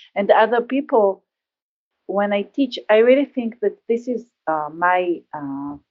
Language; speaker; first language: English; non-native, learner; Hebrew